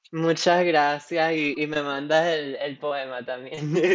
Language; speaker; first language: Spanish; non-native, local second language; English